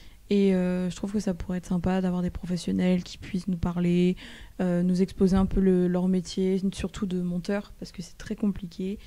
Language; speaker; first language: French; native; French